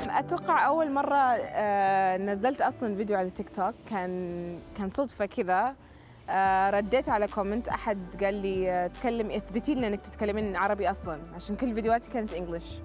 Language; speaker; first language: Arabic; early bilingual, other home language; English